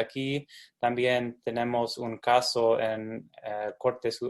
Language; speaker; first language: Spanish; non-native, fluent; English